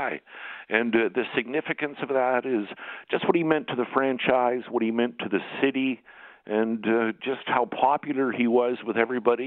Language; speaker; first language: English; native; English